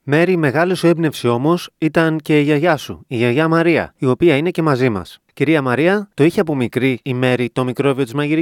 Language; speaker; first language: Greek; native; Greek